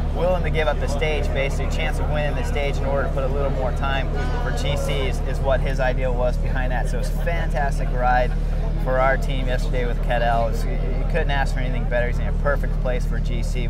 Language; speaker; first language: English; native; English